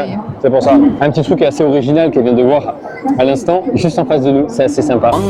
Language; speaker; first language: French; native; French